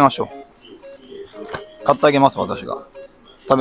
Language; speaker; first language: Japanese; native; Japanese